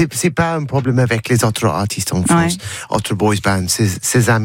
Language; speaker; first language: French; non-native, learner; English